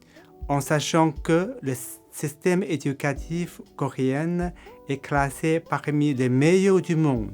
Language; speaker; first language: French; non-native, fluent; Korean